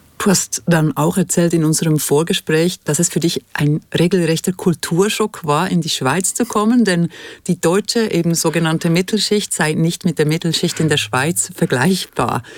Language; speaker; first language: German; native; German